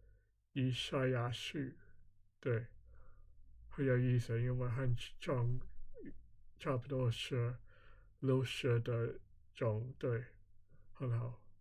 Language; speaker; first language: Chinese; non-native, learner; English